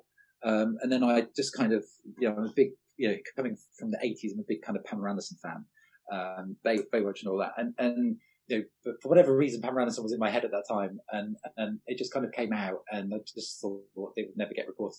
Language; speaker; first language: English; native; English